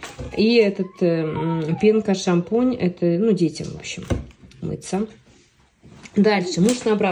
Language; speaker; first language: Russian; native; Russian